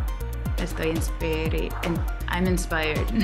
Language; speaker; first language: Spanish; non-native, fluent; English